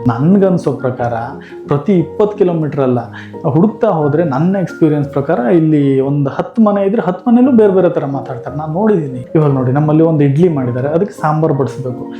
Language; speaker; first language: Kannada; native; Kannada